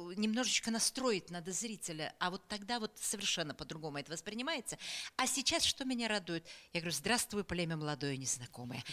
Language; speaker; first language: Russian; native; Russian